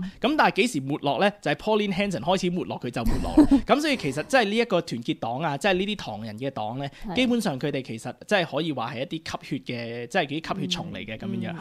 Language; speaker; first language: Cantonese; native; Cantonese